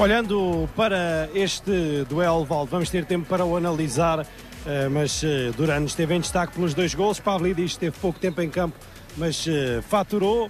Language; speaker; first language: Portuguese; native; Portuguese